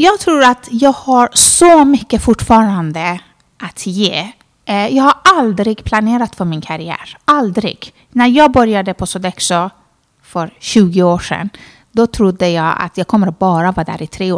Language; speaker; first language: Swedish; non-native, fluent; Persian